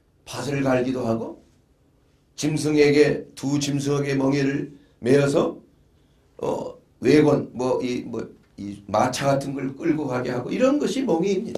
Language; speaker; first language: Korean; native; Korean